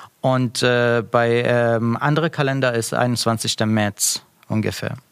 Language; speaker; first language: German; non-native, learner; Persian